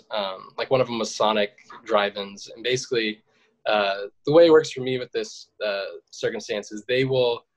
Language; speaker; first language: English; native; English